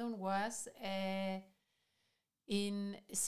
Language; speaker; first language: English; non-native, fluent; Spanish